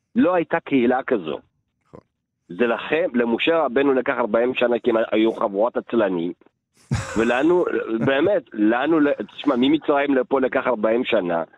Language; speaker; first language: Hebrew; early bilingual, other home language; Amharic